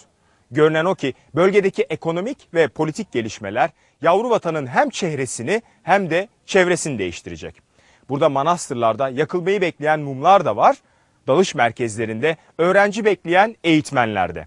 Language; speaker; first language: Turkish; native; Turkish